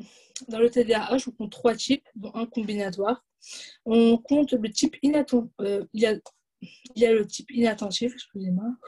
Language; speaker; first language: French; native; French